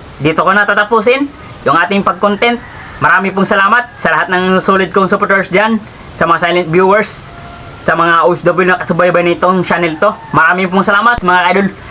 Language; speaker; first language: Filipino; native; Filipino